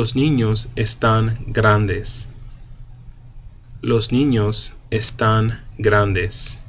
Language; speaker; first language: Spanish; non-native, fluent; English